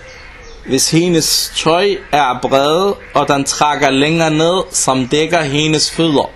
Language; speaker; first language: Danish; non-native, local second language; Arabic